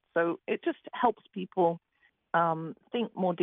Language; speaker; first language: English; native; English